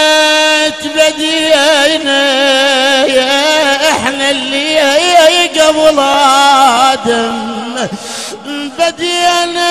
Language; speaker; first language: Arabic; native; Arabic